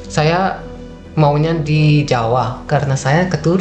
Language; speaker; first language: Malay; non-native, fluent; Dutch